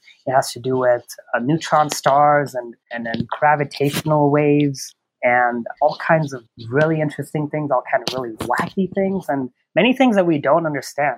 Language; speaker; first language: English; non-native, local second language; Bangla